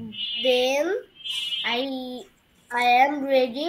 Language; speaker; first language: English; non-native, learner; Bangla